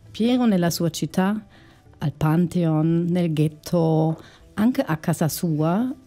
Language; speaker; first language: Italian; non-native, fluent; German